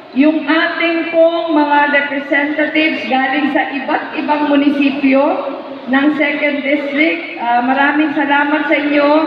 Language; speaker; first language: Filipino; non-native, local second language; Bikol